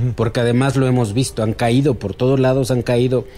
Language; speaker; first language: Spanish; native; Spanish